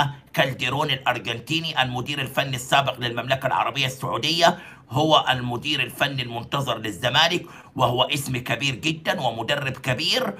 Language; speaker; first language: Arabic; native; Arabic